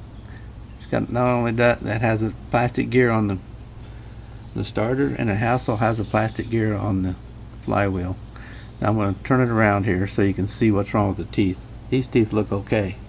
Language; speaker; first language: English; native; English